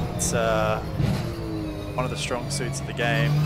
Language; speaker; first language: English; native; English